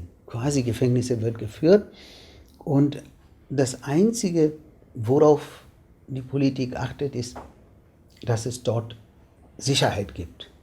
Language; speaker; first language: German; non-native, fluent; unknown